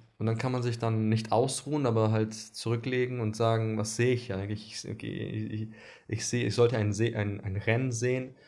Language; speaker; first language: German; early bilingual, other home language; Greek